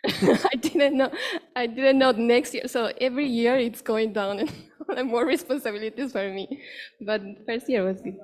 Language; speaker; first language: English; non-native, fluent; Spanish